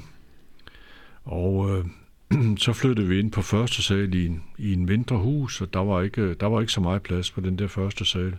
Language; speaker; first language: Danish; native; Danish